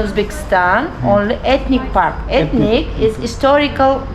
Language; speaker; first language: English; non-native, learner; Uzbek